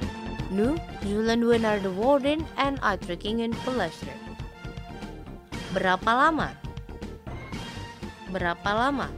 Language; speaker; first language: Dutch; non-native, fluent; Indonesian